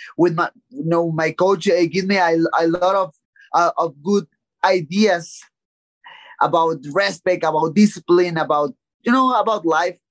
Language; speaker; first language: English; non-native, learner; Spanish